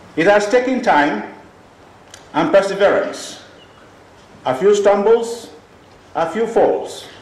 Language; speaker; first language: English; non-native, local second language; Igbo